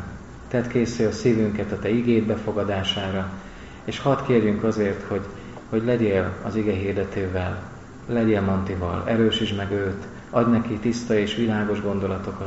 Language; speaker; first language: Hungarian; native; Hungarian